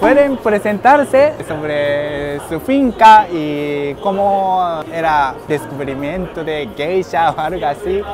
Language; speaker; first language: Spanish; non-native, learner; Japanese